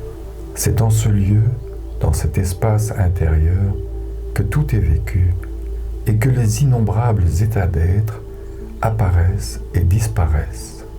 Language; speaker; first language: French; native; French